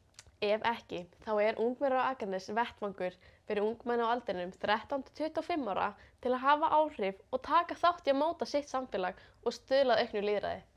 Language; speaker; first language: Icelandic; native; Icelandic